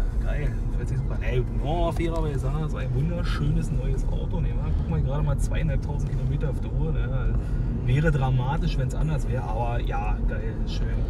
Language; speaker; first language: German; native; German